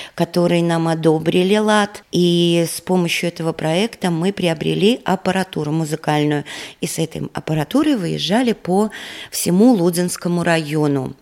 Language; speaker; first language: Russian; native; Russian